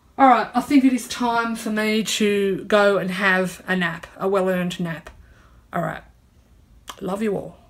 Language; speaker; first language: English; native; English